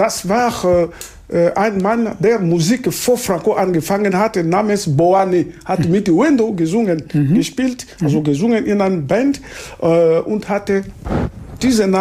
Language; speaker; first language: German; non-native, fluent; Lingala